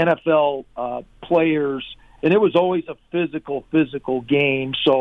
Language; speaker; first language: English; native; English